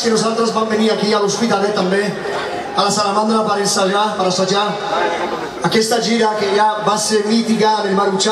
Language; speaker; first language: Catalan; non-native, local second language; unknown